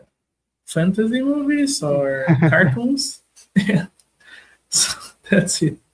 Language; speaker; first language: English; non-native, learner; Portuguese